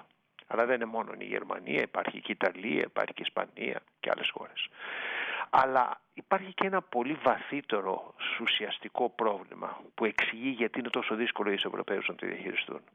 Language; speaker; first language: Greek; native; Greek